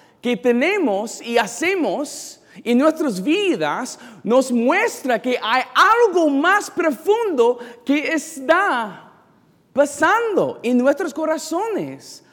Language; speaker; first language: Spanish; non-native, learner; English